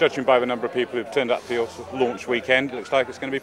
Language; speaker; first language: English; native; English